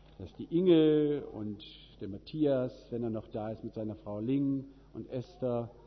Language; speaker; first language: German; native; German